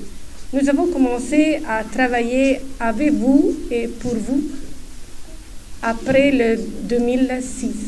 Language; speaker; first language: French; non-native, fluent; Italian